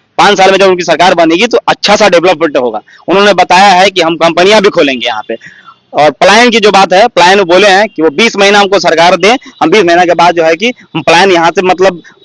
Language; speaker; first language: Hindi; native; Hindi